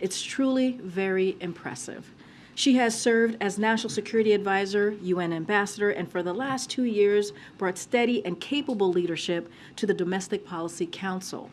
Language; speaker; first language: English; native; English